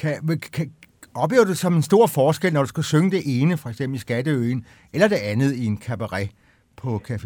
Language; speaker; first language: Danish; native; Danish